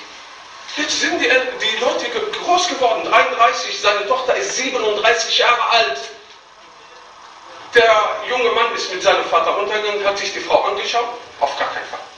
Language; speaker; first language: German; non-native, fluent; Arabic